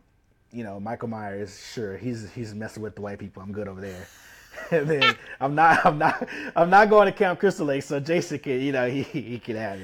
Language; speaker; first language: English; native; English